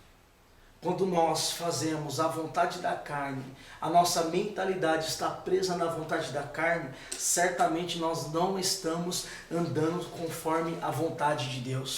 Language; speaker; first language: Portuguese; native; Portuguese